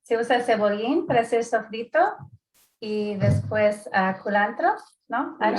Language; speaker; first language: Spanish; early bilingual, heritage; Spanish